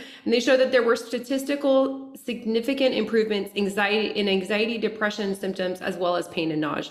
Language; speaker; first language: English; native; English